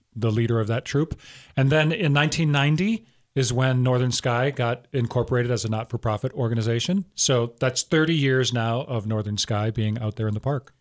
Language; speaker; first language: English; native; English